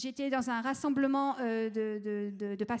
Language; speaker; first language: French; native; French